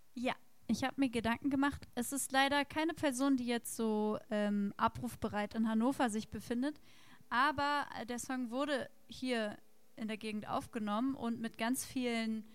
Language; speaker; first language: German; native; German